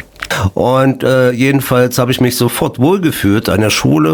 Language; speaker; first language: German; native; German